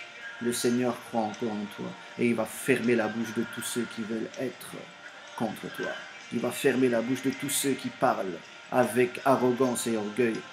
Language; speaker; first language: French; native; French